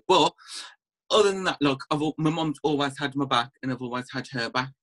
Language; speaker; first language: English; native; English